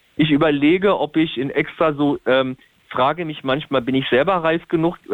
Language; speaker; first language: German; native; German